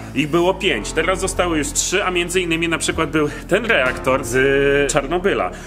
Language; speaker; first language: Polish; native; Polish